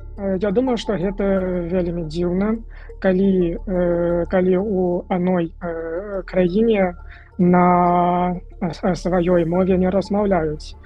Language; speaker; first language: Belarusian; non-native, fluent; Chinese